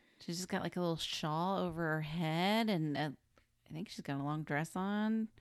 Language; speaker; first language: English; native; English